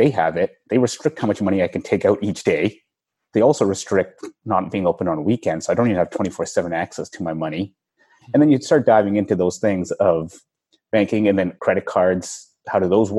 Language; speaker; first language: English; native; English